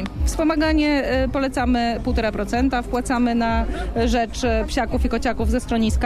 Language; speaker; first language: Polish; native; Polish